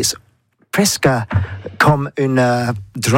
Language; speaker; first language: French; non-native, learner; English